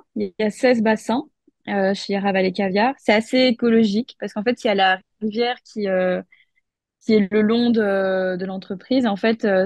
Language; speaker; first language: French; native; French